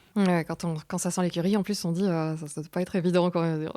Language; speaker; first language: French; native; French